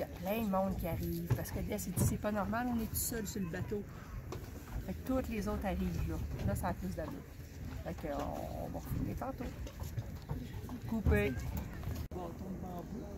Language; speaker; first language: French; native; French